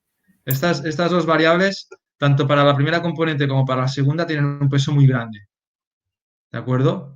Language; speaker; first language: Spanish; native; Spanish